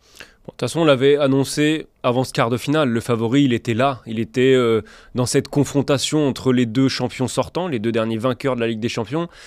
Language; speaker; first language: French; native; French